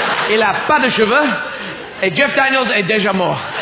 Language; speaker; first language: French; non-native, learner; English